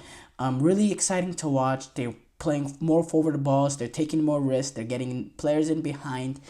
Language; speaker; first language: English; native; English